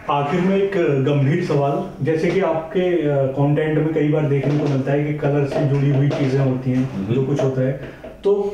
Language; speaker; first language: Hindi; native; Hindi